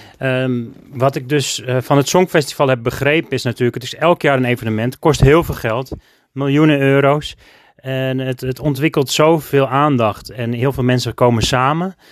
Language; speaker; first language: Dutch; native; Dutch